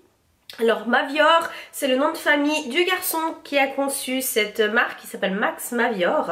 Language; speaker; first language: French; native; French